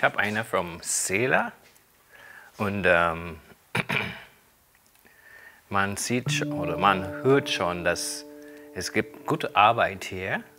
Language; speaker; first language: German; non-native, fluent; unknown